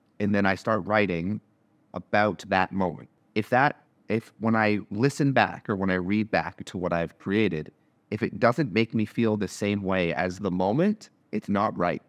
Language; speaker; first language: English; native; English